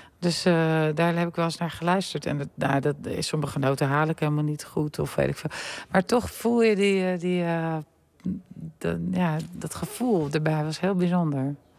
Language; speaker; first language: Dutch; native; Dutch